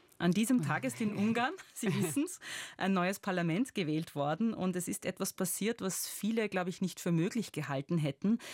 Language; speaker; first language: German; native; German